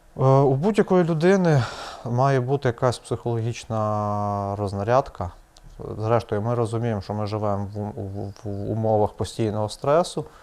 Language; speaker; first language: Ukrainian; native; Ukrainian